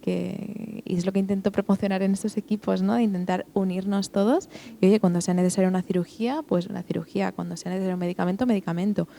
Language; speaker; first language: Spanish; non-native, local second language; Catalan